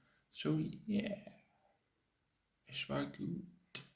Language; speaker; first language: German; non-native, learner; English